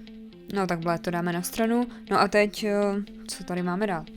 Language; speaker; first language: Czech; native; Czech